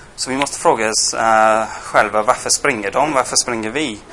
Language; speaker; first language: Swedish; non-native, fluent; English